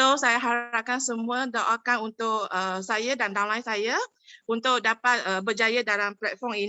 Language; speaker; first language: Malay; non-native, local second language; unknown